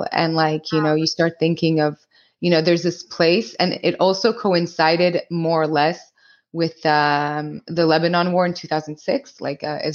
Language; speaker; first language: English; early bilingual, other home language; Hebrew